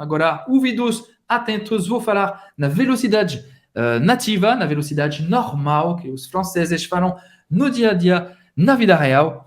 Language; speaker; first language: Portuguese; non-native, fluent; French